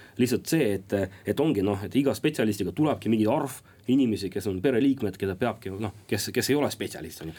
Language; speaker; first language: Estonian; non-native, local second language; Russian